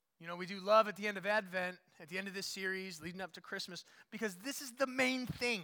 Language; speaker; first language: English; native; English